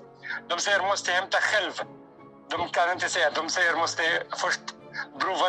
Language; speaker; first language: Swedish; non-native, learner; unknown